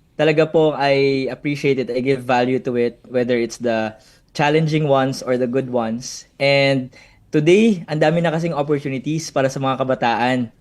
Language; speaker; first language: Filipino; non-native, local second language; Kinaray-a